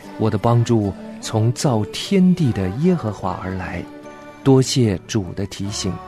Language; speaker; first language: Chinese; non-native, local second language; Cantonese